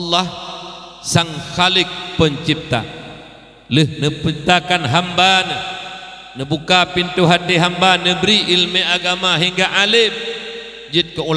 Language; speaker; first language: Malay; non-native, local second language; Achinese